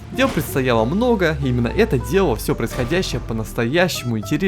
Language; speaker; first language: Russian; native; Russian